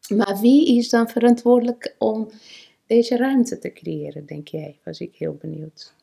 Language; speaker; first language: Dutch; non-native, fluent; Portuguese